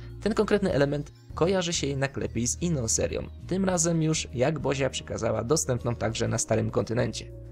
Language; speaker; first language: Polish; native; Polish